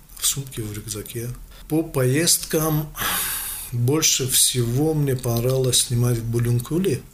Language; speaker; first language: Russian; non-native, local second language; Tajik